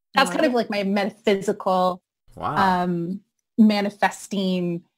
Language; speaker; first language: English; native; English